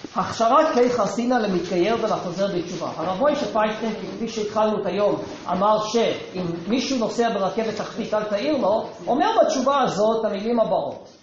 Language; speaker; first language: Hebrew; non-native, fluent; English